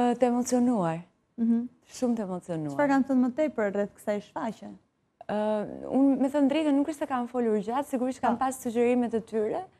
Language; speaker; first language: Albanian; native; Albanian